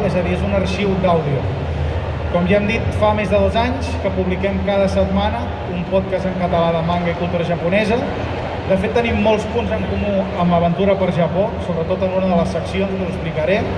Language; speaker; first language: Catalan; native; Catalan